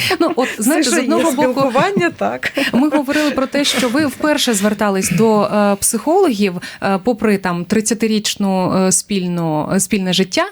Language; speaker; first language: Ukrainian; native; Ukrainian